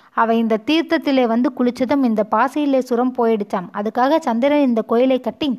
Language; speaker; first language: Tamil; native; Tamil